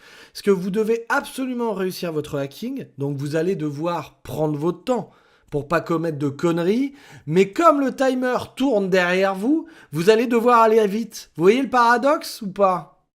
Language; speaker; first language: French; native; French